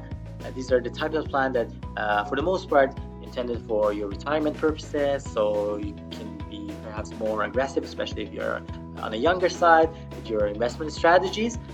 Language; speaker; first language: English; non-native, fluent; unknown